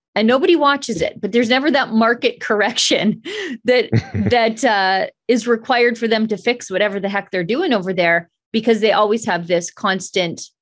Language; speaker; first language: English; native; English